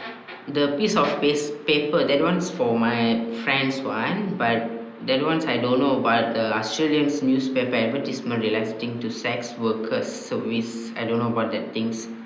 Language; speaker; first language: English; non-native, learner; Chinese